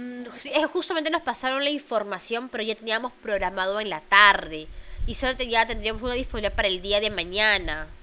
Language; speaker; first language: Spanish; native; Spanish